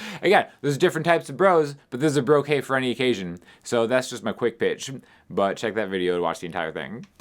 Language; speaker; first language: English; native; English